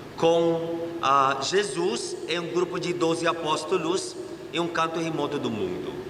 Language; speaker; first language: Portuguese; non-native, fluent; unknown